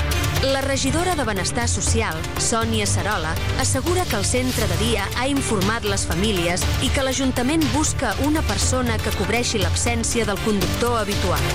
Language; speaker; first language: Catalan; native; Catalan